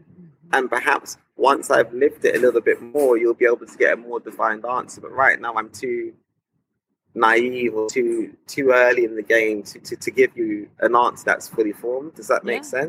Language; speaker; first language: English; native; English